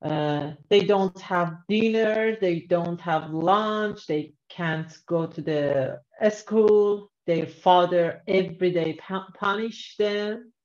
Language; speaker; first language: English; non-native, learner; Persian